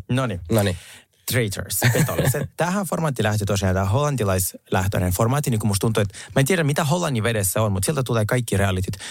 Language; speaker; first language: Finnish; non-native, fluent; Russian